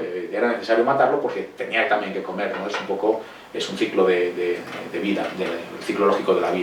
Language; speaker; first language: Spanish; native; Spanish